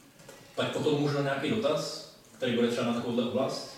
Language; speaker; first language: Czech; native; Czech